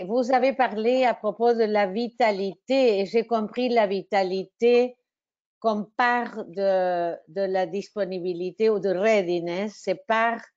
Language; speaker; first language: French; non-native, fluent; Spanish